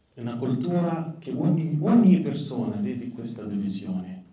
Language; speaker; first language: Italian; non-native, fluent; Arabic